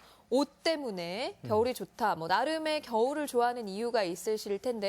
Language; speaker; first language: Korean; native; Korean